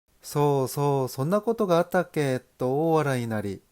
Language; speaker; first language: Japanese; non-native, learner; Korean